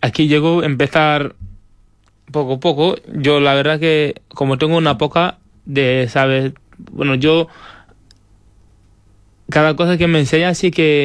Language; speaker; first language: Spanish; non-native, fluent; Wolof